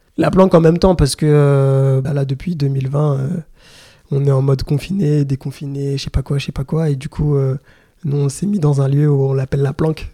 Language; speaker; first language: French; early bilingual, other home language; Lingala